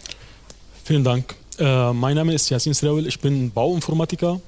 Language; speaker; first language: German; non-native, fluent; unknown